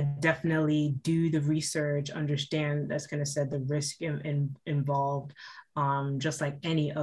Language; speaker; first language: English; native; English